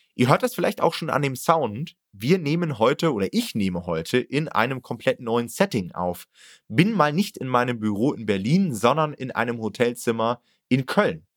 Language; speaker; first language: German; native; German